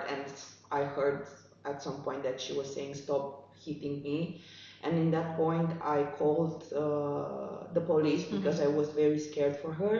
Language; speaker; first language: English; non-native, fluent; Romanian